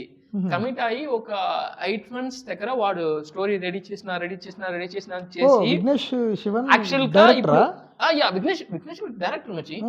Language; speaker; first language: Telugu; non-native, learner; Tamil